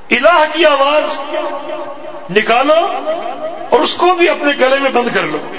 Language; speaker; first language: Urdu; native; Urdu